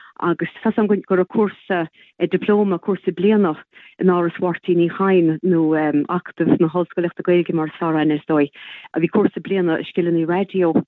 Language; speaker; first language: Irish; native; Irish